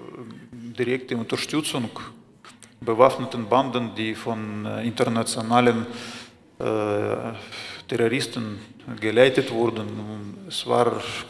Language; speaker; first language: German; non-native, fluent; Russian